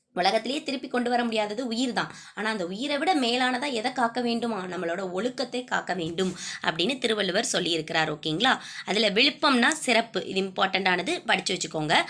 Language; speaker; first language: Tamil; native; Tamil